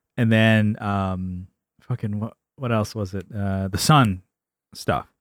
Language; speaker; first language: English; native; English